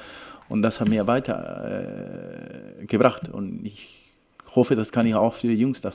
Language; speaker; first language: German; non-native, fluent; Spanish